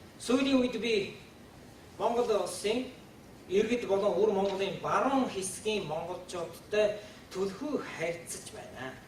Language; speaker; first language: Mongolian; non-native, fluent; Japanese